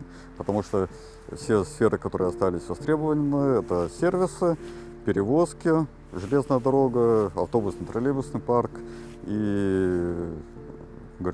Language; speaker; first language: Russian; native; Russian